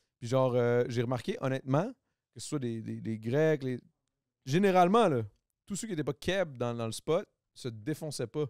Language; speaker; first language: French; native; French